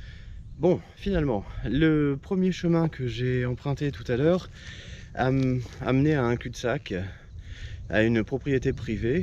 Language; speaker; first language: French; native; French